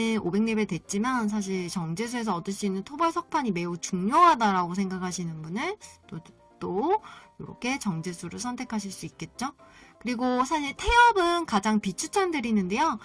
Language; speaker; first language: Korean; native; Korean